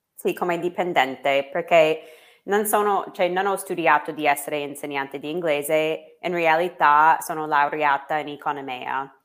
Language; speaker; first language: Italian; non-native, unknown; English